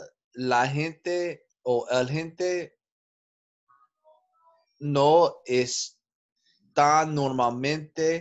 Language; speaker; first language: Spanish; non-native, learner; English